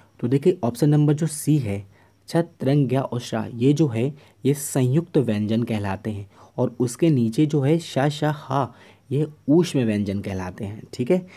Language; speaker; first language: Hindi; native; Hindi